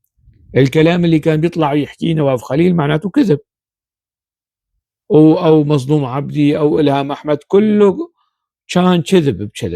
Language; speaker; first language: Arabic; non-native, local second language; Kurdish